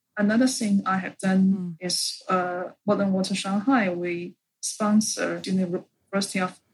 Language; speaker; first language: English; non-native, fluent; Chinese